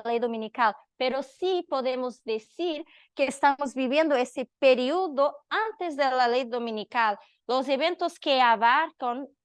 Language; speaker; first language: Spanish; non-native, learner; Portuguese